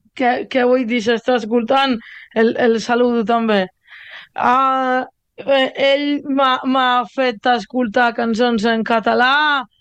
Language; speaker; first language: Catalan; non-native, learner; Italian